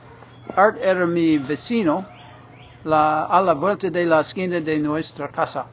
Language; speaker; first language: Spanish; non-native, fluent; English